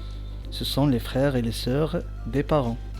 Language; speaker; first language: French; non-native, local second language; Arabic